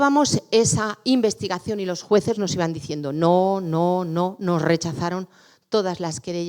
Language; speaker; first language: Spanish; native; Spanish